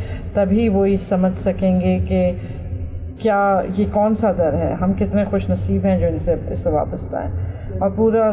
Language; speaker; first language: Urdu; native; Urdu